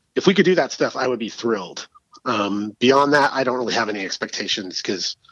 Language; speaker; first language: English; native; English